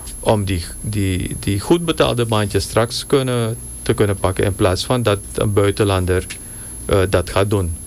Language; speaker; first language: Dutch; native; Dutch